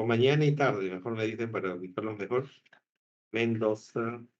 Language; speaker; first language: Spanish; native; Spanish